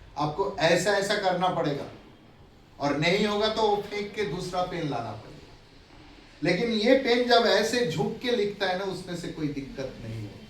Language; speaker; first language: Hindi; non-native, local second language; Bangla